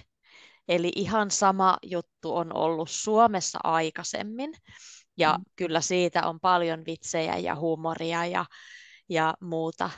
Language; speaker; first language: Finnish; native; Finnish